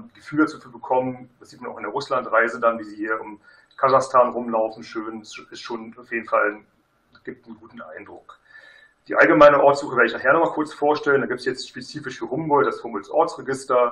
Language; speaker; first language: German; native; German